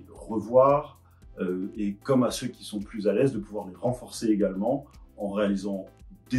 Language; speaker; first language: French; native; French